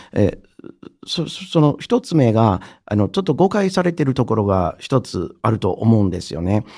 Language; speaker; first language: Japanese; non-native, fluent; English